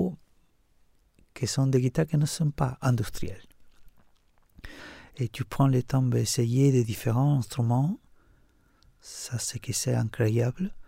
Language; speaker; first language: French; non-native, fluent; Spanish